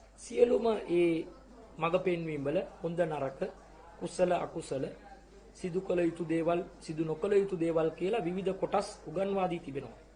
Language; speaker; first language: Sinhala; non-native, local second language; Tamil